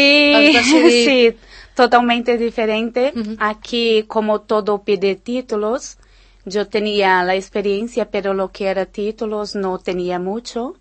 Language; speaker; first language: Spanish; non-native, fluent; Portuguese